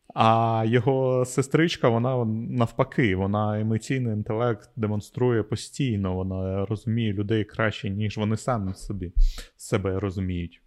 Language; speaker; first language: Ukrainian; non-native, local second language; Russian